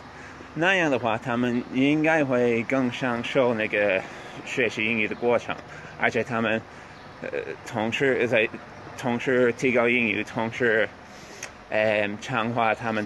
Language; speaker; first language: Chinese; non-native, fluent; English